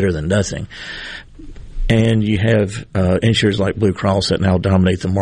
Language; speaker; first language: English; native; English